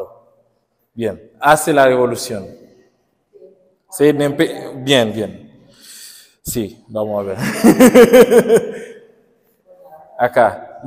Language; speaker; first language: Spanish; non-native, fluent; Haitian Creole